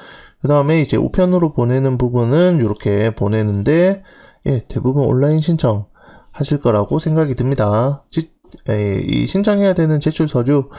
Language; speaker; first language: Korean; native; Korean